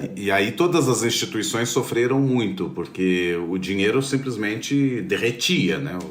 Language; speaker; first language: Portuguese; native; Portuguese